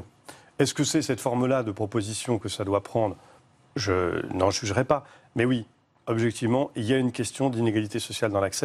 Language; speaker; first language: French; native; French